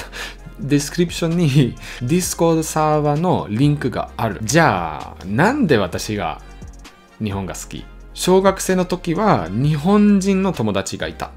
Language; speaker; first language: Japanese; non-native, learner; German